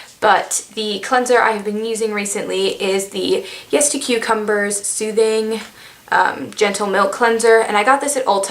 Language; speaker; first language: English; native; English